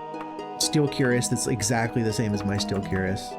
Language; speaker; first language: English; native; English